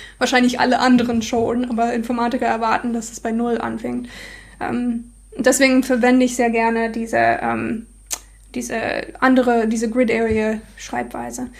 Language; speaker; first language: German; non-native, fluent; English